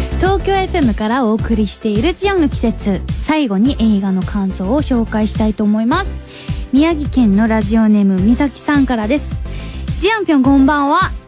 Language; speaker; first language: Japanese; non-native, fluent; Korean